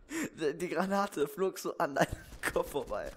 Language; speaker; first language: German; native; German